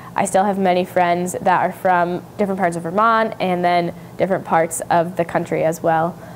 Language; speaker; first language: English; native; English